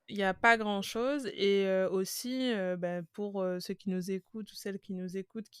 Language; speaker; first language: French; native; French